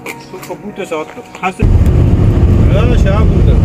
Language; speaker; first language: German; non-native, learner; Punjabi